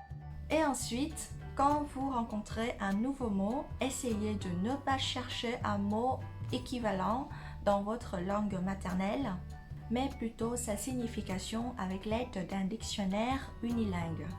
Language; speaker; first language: French; non-native, fluent; Vietnamese